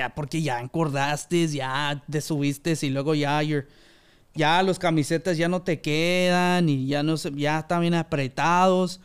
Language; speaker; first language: Spanish; early bilingual, other home language; English